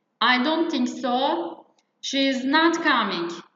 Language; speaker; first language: English; non-native, fluent; Turkish